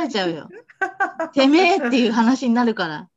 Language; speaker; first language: Japanese; native; Japanese